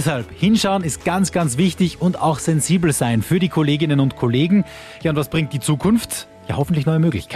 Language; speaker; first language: German; native; German